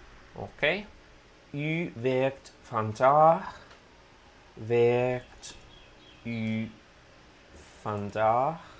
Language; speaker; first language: Dutch; non-native, fluent; Italian